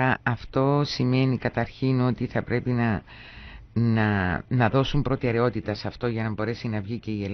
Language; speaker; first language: Greek; native; Greek